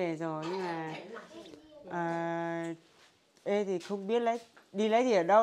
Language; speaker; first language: Vietnamese; non-native, local second language; Hmong